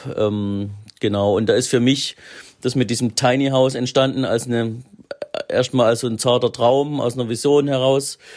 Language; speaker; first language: German; native; German